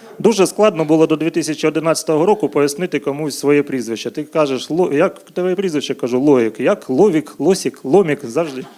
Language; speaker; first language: Ukrainian; native; Ukrainian